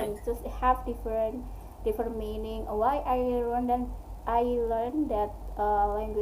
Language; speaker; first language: English; non-native, learner; Indonesian